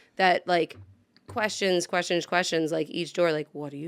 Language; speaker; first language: English; native; English